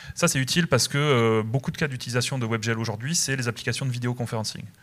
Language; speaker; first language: French; native; French